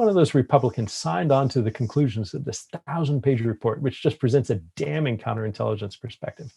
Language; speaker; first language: English; native; English